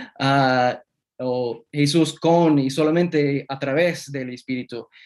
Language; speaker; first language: Spanish; non-native, fluent; English